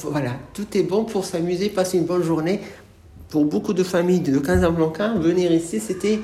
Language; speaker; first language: French; non-native, local second language; Arabic